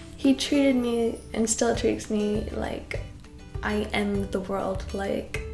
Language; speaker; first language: English; native; English